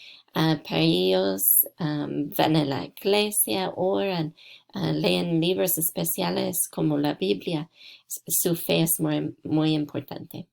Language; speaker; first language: Spanish; non-native, fluent; English